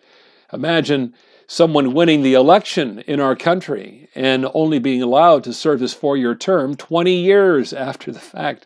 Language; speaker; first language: English; native; English